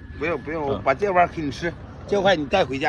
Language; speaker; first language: Chinese; native; Chinese